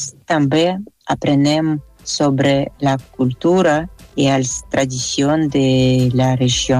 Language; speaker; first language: Catalan; non-native, learner; Russian